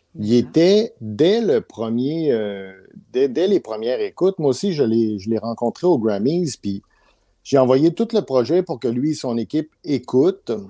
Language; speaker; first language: French; native; French